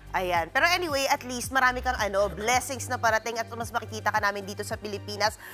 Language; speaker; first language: Filipino; native; Filipino